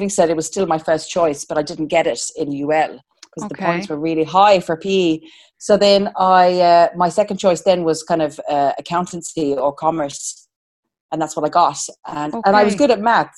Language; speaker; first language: English; native; English